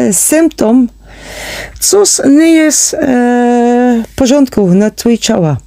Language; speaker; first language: Polish; non-native, learner; Dutch